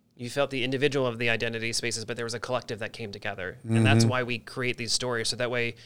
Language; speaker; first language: English; native; English